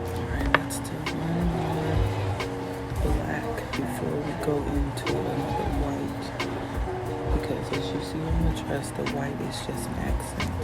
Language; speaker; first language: English; native; English